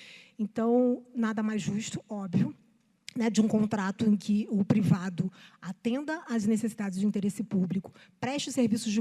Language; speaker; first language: Portuguese; native; Portuguese